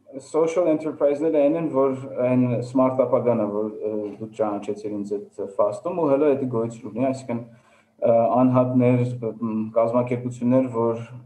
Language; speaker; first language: Armenian; early bilingual, heritage; Armenian